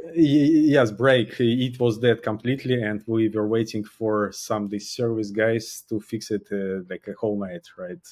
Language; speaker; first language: English; non-native, fluent; Uzbek